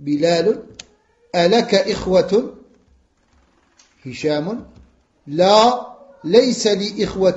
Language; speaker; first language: Arabic; non-native, fluent; French